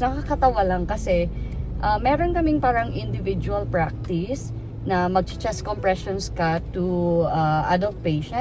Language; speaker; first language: Filipino; native; Filipino